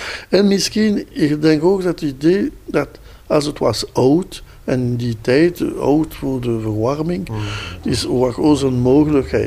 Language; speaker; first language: Dutch; non-native, local second language; French